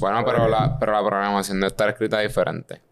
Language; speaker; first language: Spanish; native; Spanish